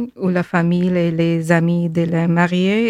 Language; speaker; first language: French; non-native, fluent; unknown